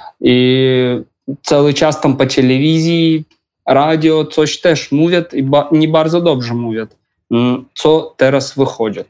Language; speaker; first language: Polish; non-native, learner; Russian